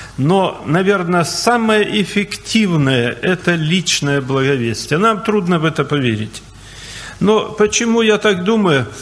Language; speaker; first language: Russian; native; Russian